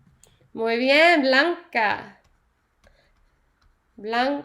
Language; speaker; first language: Spanish; non-native, learner; English